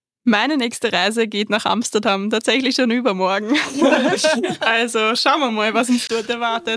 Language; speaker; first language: German; native; German